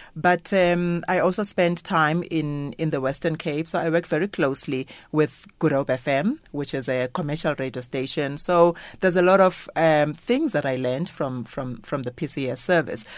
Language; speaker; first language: English; non-native, local second language; Xhosa